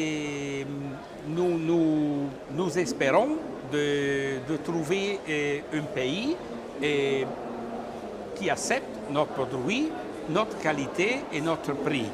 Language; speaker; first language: French; non-native, learner; Italian